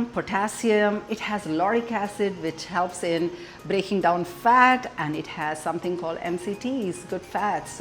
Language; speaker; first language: English; non-native, local second language; Telugu